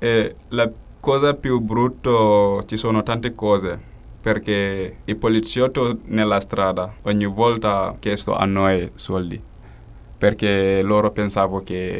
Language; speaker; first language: Italian; non-native, learner; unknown